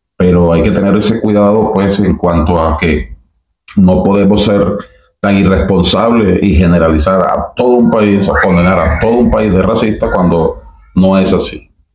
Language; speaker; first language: Spanish; native; Spanish